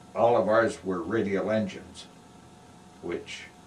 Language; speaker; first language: English; native; English